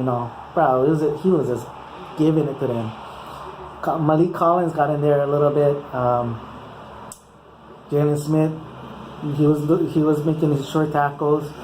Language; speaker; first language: English; native; English